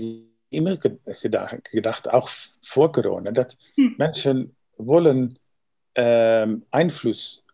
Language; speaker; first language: German; non-native, learner; Dutch